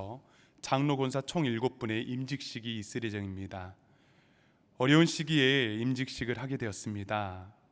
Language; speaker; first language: Korean; native; Korean